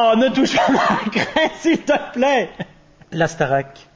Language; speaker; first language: French; native; French